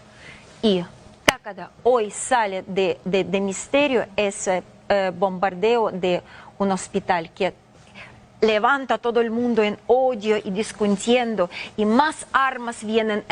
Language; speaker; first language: Spanish; non-native, fluent; Ukrainian